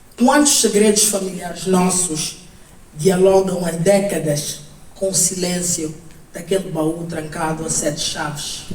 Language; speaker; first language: Portuguese; native; Portuguese